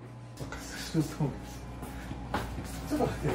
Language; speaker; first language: Japanese; native; Japanese